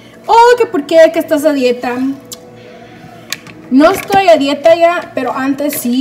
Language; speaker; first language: Spanish; early bilingual, heritage; Spanish